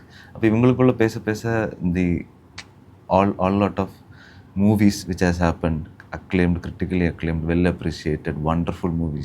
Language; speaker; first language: Tamil; early bilingual, heritage; Tamil